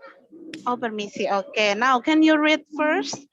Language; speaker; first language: English; non-native, learner; Indonesian